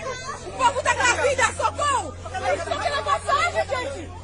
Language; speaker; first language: Portuguese; non-native, learner; Haitian Creole